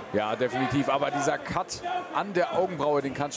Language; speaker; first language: German; native; German